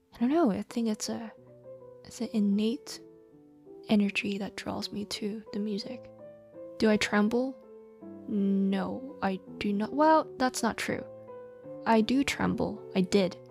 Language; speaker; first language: English; non-native, local second language; Cantonese